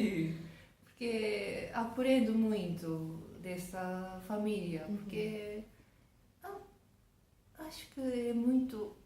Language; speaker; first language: Portuguese; non-native, fluent; Japanese